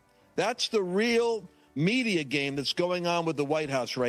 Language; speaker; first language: English; native; English